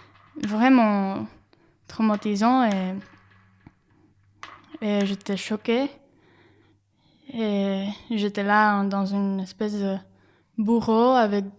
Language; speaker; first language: French; non-native, learner; Spanish